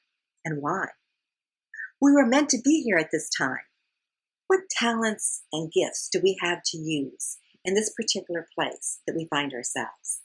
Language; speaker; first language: English; native; English